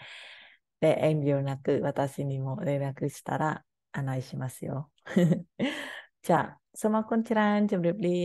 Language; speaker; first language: Japanese; non-native, learner; Khmer